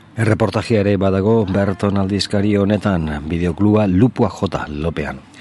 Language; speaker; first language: Basque; native; Basque